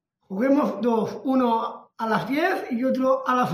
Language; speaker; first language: Spanish; non-native, local second language; Catalan